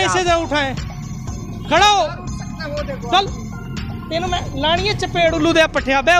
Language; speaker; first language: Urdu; non-native, local second language; Punjabi